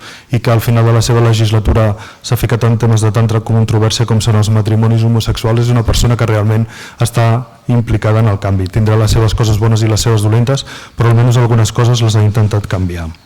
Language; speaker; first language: Catalan; native; Catalan